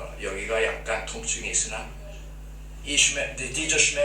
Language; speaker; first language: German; non-native, learner; Korean